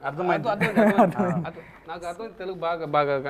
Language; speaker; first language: Telugu; non-native, local second language; Tamil